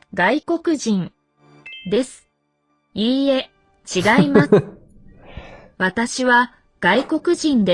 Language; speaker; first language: Japanese; non-native, learner; English